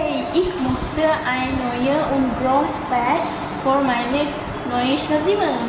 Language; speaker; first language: German; non-native, learner; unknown